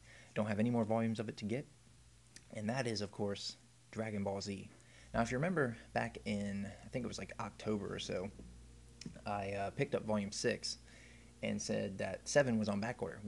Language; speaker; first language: English; native; English